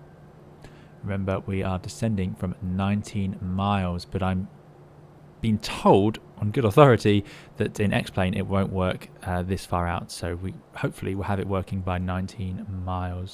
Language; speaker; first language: English; native; English